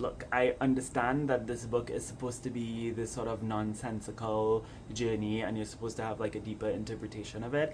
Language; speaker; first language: English; native; English